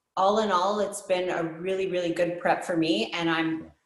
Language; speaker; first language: English; native; English